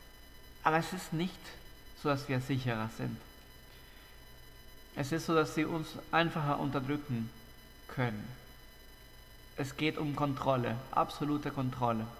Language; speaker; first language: German; non-native, fluent; Spanish